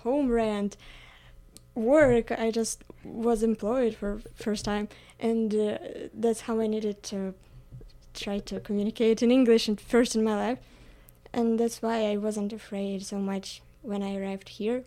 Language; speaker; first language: English; non-native, fluent; Ukrainian